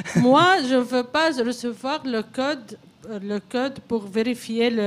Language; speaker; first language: French; non-native, learner; Arabic